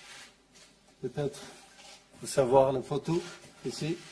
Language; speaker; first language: French; non-native, learner; Arabic